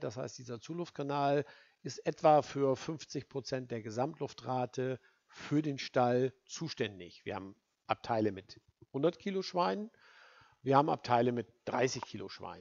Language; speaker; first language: German; native; German